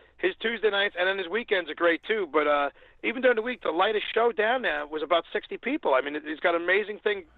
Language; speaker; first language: English; native; English